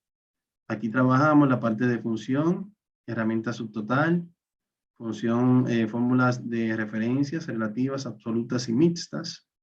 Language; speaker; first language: Spanish; native; Spanish